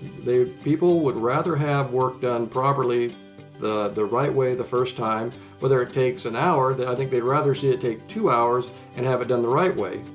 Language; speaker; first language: English; native; English